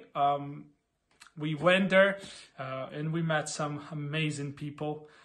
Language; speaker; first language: English; non-native, fluent; Portuguese